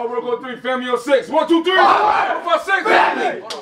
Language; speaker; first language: English; native; English